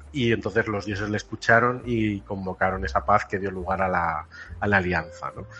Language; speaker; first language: Spanish; native; Spanish